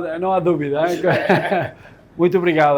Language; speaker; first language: Portuguese; non-native, fluent; Spanish